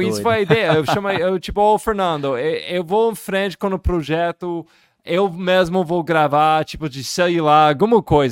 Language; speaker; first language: Portuguese; non-native, fluent; English